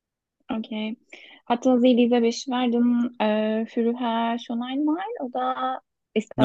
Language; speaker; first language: German; non-native, learner; Turkish